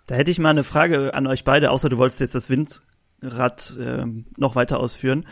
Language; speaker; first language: German; native; German